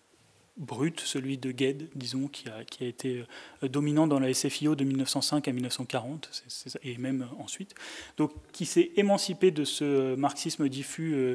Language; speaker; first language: French; native; French